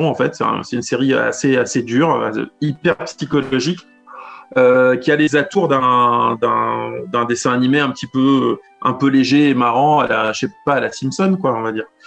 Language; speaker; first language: French; native; French